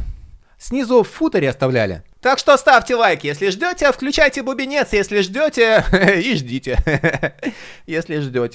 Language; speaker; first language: Russian; native; Russian